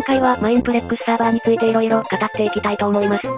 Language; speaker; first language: Japanese; native; Japanese